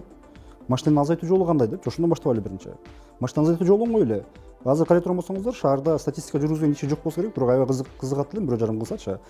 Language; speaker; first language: Kyrgyz; native; Kyrgyz